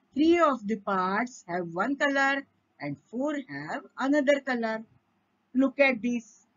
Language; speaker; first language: English; non-native, local second language; Marathi